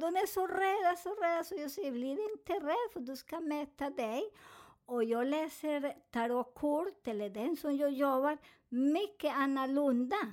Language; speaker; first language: Swedish; non-native, fluent; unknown